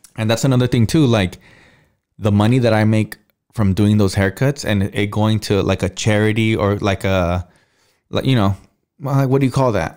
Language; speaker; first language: English; early bilingual, other home language; Spanish